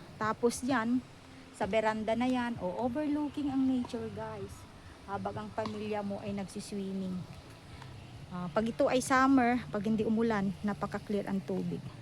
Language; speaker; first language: Filipino; non-native, local second language; Iloko